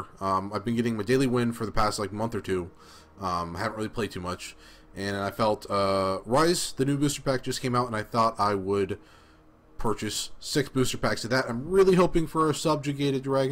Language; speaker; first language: English; native; English